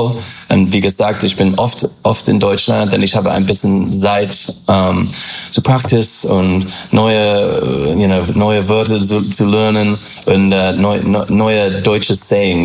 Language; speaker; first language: German; non-native, learner; English